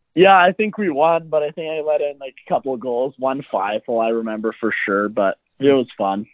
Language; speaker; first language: English; native; English